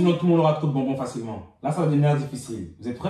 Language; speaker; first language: French; native; French